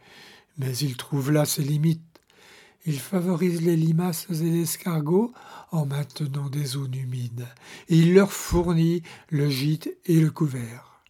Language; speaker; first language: French; native; French